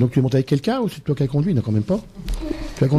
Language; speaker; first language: French; native; French